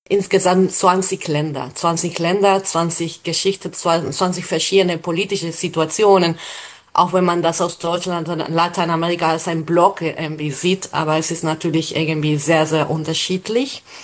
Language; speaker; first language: German; non-native, fluent; Spanish